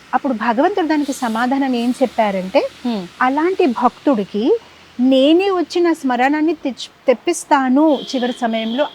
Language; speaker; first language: Telugu; non-native, fluent; Gujarati